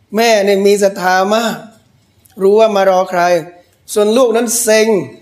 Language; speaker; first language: Thai; native; Thai